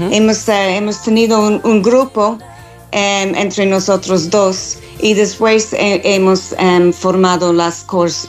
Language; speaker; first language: Spanish; non-native, fluent; English